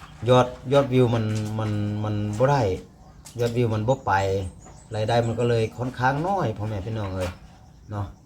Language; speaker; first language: Thai; non-native, local second language; Lao